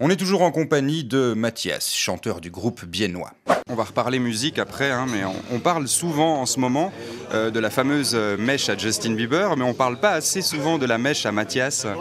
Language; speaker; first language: French; native; French